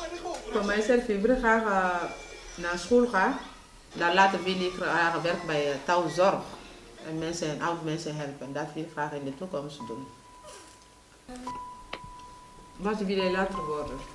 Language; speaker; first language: Dutch; non-native, learner; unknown